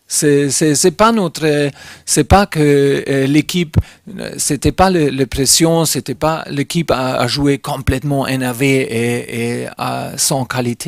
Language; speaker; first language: French; non-native, fluent; German